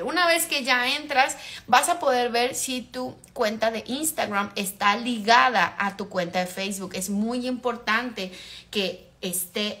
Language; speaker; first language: Spanish; native; Spanish